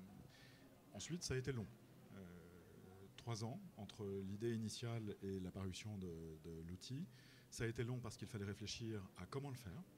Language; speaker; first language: French; native; French